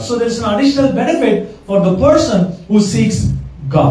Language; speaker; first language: English; non-native, local second language; Tamil